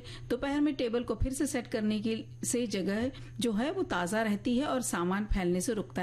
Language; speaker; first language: Hindi; native; Hindi